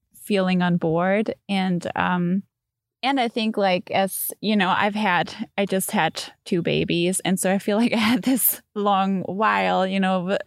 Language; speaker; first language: English; non-native, fluent; Danish